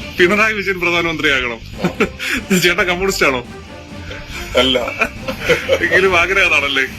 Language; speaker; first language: Malayalam; native; Malayalam